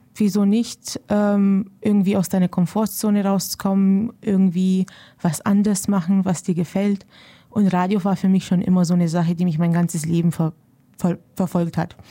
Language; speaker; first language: German; early bilingual, other home language; Romanian